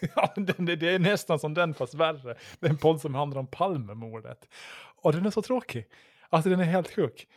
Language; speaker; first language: Swedish; native; Swedish